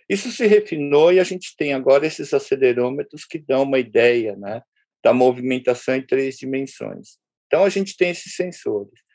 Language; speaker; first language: Portuguese; early bilingual, other home language; Japanese